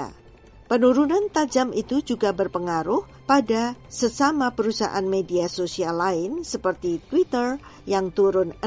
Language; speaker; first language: Indonesian; native; Indonesian